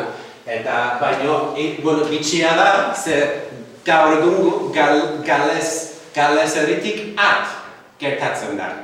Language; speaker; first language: Basque; non-native, fluent; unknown